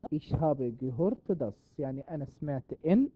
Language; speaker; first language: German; non-native, fluent; Arabic